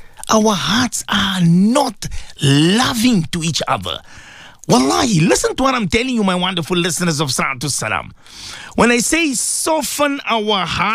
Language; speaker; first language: English; native; English